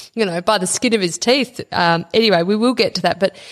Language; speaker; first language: English; native; English